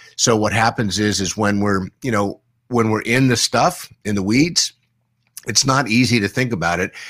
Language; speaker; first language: English; native; English